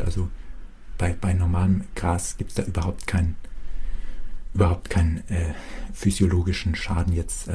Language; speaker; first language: German; native; German